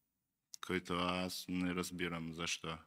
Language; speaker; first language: Bulgarian; non-native, learner; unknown